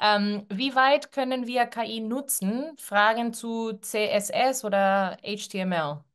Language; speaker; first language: German; non-native, fluent; Spanish